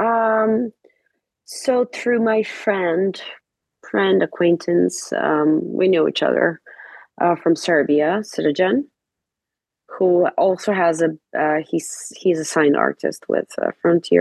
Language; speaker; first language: English; non-native, fluent; Serbian